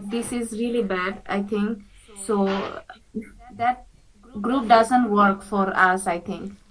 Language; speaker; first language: English; non-native, fluent; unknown